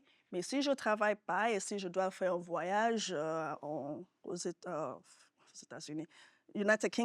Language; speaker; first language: French; non-native, fluent; Yoruba